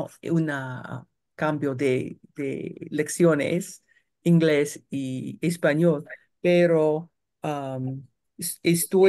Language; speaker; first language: Spanish; non-native, learner; English